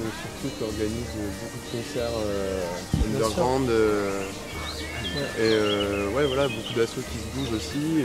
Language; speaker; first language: French; native; French